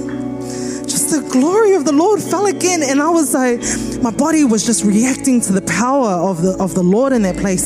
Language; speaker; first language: English; native; English